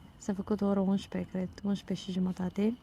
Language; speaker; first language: Romanian; non-native, fluent; Bulgarian